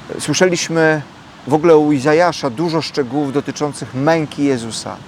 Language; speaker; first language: Polish; native; Polish